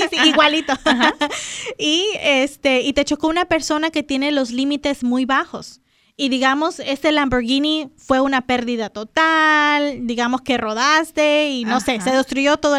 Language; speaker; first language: Spanish; native; Spanish